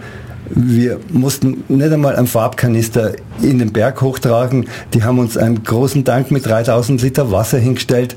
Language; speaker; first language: German; native; German